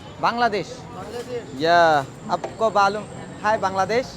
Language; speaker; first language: Hindi; non-native, learner; Bangla